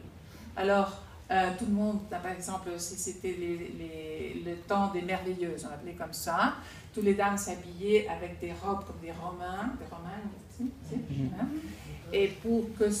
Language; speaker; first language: French; non-native, fluent; Spanish